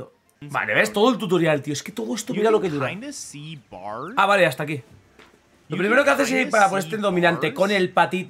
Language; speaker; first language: Spanish; native; Spanish